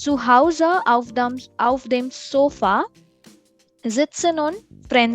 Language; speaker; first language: German; non-native, fluent; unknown